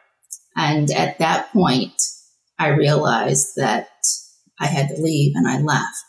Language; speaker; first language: English; native; English